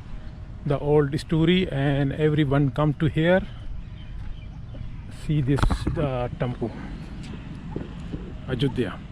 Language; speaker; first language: English; non-native, learner; Urdu